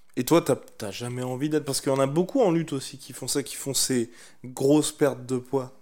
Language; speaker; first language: French; native; French